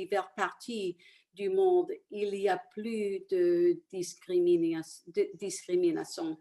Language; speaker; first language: French; early bilingual, other home language; Italian